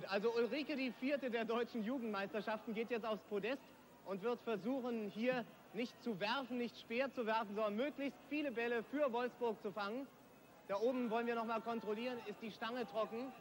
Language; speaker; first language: German; native; German